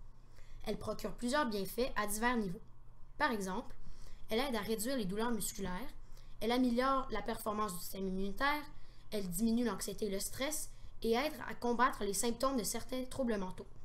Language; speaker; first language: French; native; French